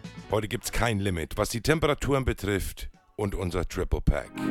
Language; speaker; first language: German; native; German